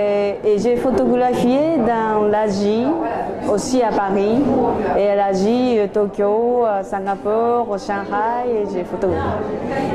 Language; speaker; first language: French; non-native, learner; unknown